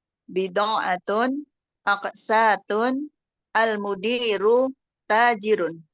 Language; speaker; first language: Arabic; non-native, learner; Indonesian